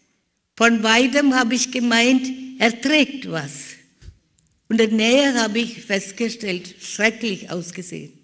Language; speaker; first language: German; non-native, learner; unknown